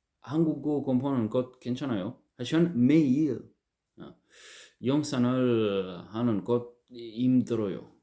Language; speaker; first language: Korean; non-native, learner; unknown